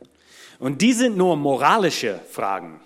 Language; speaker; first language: German; non-native, fluent; English